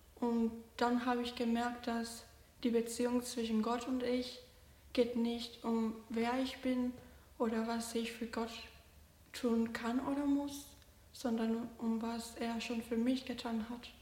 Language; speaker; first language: German; non-native, learner; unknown